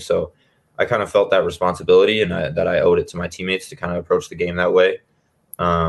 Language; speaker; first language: English; native; English